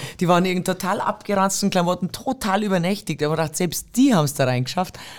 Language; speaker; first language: German; native; German